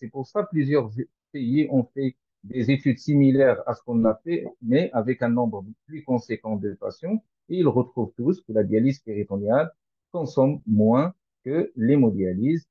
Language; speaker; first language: French; non-native, local second language; Arabic